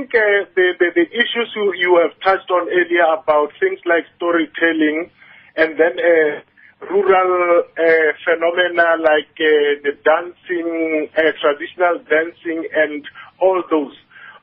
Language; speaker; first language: English; non-native, local second language; Northern Sotho